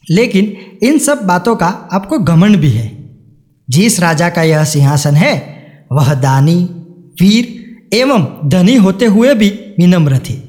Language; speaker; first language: Hindi; non-native, local second language; Gujarati